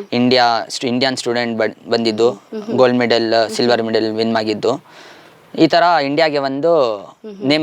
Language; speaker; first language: Kannada; non-native, local second language; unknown